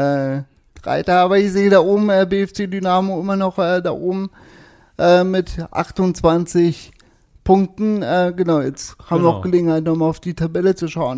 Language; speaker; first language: German; native; German